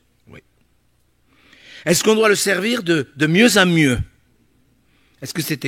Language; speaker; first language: French; native; French